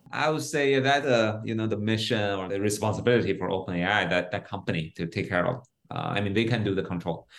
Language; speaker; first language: English; non-native, fluent; Chinese